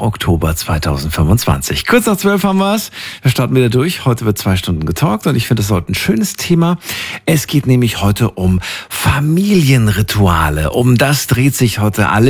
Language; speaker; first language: German; native; German